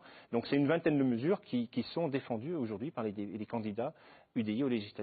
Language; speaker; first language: French; native; French